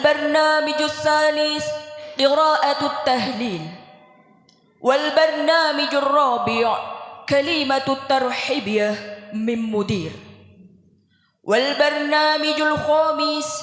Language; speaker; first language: Arabic; non-native, learner; Indonesian